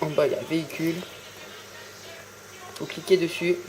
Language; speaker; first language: French; native; French